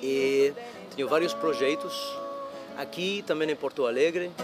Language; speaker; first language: Portuguese; non-native, learner; French